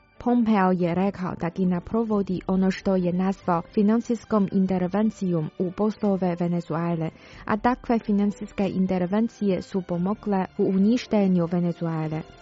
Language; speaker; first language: Croatian; non-native, fluent; Chinese